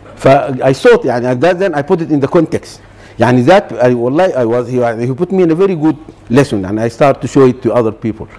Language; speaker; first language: Arabic; native; Arabic